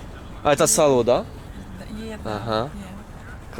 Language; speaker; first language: Russian; non-native, learner; French